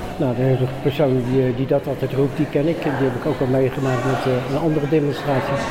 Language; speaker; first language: Dutch; native; Dutch